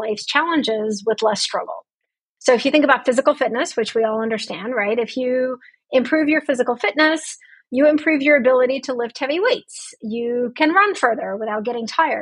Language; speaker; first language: English; non-native, fluent; Russian